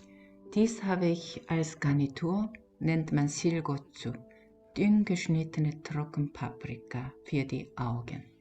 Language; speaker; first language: German; non-native, learner; Korean